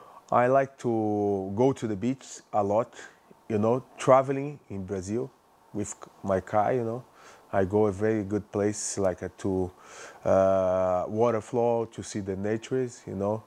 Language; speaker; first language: English; non-native, learner; Portuguese